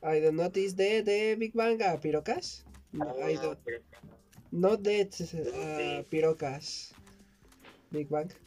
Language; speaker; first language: English; non-native, learner; Spanish